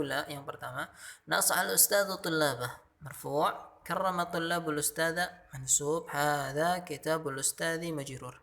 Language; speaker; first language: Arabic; non-native, fluent; Indonesian